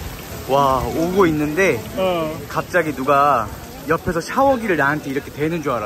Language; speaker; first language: Korean; native; Korean